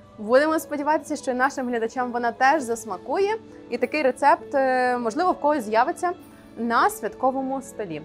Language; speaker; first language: Ukrainian; native; Ukrainian